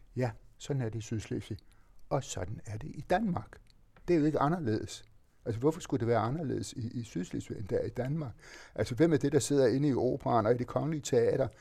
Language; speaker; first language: Danish; native; Danish